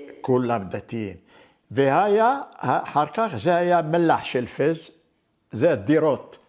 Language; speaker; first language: Hebrew; non-native, fluent; Arabic